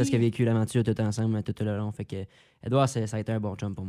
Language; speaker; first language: French; native; French